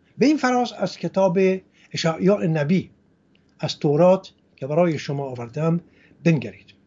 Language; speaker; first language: Persian; non-native, local second language; Assyrian Neo-Aramaic